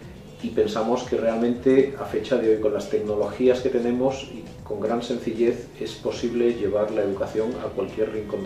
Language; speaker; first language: Spanish; native; Spanish